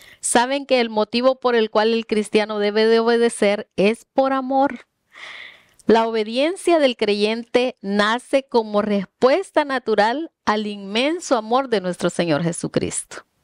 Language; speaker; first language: Spanish; native; Spanish